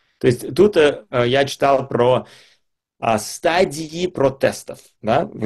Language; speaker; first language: Russian; early bilingual, heritage; Russian